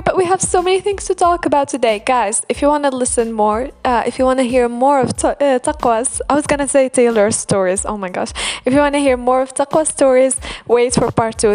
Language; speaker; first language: English; non-native, fluent; Arabic